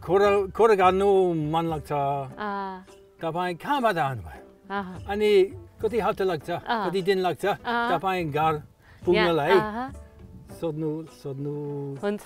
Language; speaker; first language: Nepali; non-native, learner; English